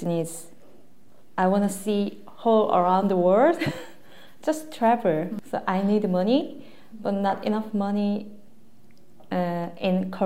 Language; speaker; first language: English; non-native, learner; Korean